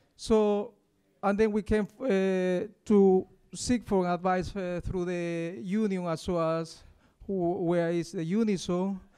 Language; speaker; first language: English; non-native, fluent; Spanish